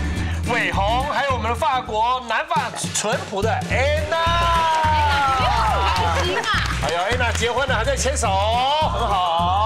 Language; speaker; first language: Chinese; native; Chinese